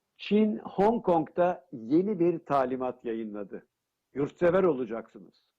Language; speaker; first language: Turkish; native; Turkish